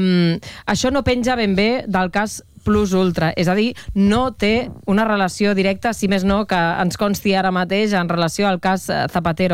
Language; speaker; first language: Catalan; native; Catalan